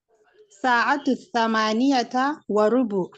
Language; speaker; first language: Arabic; non-native, learner; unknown